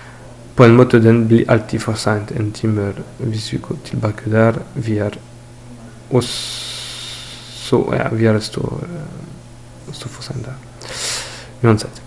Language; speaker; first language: Norwegian; non-native, learner; French